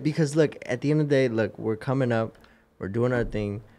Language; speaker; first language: English; native; English